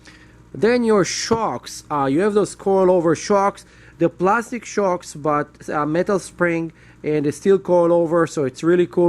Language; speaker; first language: English; non-native, fluent; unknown